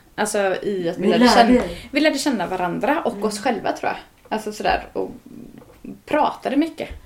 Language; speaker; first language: Swedish; native; Swedish